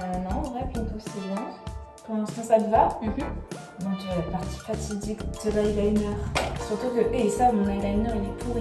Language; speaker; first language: French; native; French